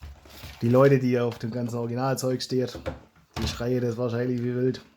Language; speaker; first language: German; native; German